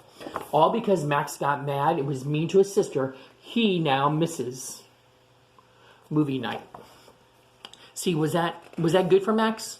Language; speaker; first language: English; native; English